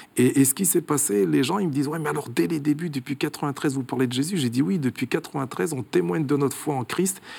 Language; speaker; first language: French; early bilingual, other home language; Kabuverdianu